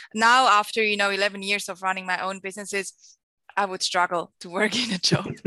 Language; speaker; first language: English; non-native, fluent; Swiss German